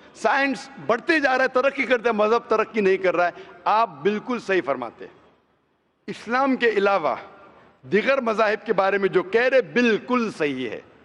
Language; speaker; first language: Hindi; non-native, local second language; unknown